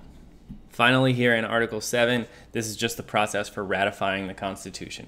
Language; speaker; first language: English; native; English